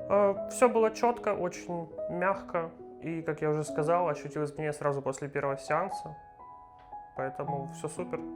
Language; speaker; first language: Russian; native; Russian